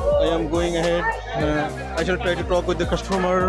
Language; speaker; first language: English; non-native, learner; Bangla